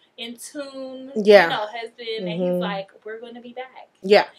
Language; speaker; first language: English; native; English